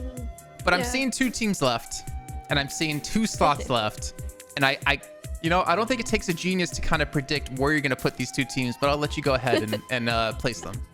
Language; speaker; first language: English; native; English